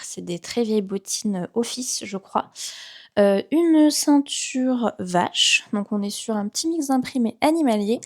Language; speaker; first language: French; native; French